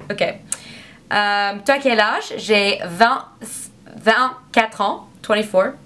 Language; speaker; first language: French; non-native, learner; English